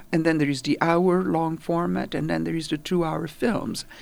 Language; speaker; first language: English; non-native, fluent; Italian